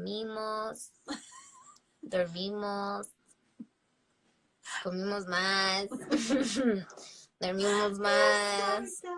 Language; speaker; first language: Spanish; early bilingual, heritage; English